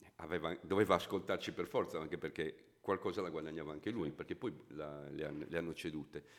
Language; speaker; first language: Italian; native; Italian